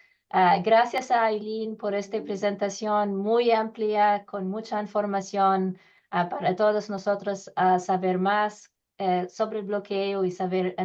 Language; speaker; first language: Spanish; non-native, learner; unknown